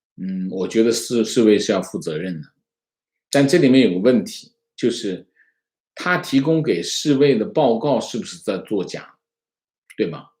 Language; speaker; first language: Chinese; native; Chinese